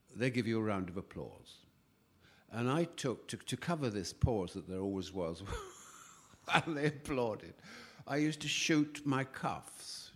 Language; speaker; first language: English; native; English